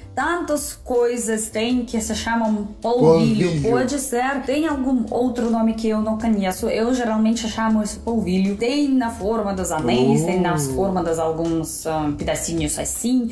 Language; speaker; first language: Portuguese; non-native, fluent; Russian